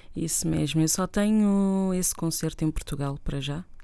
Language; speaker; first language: Portuguese; non-native, local second language; Kabuverdianu